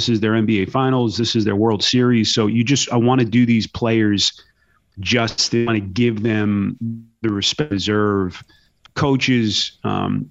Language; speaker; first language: English; native; English